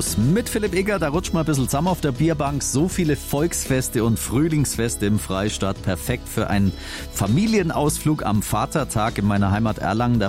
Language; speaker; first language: German; native; German